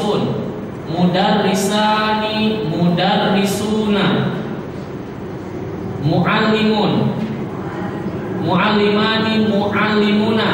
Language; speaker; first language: Arabic; non-native, fluent; Indonesian